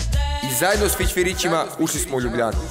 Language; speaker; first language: Serbian; native; Serbian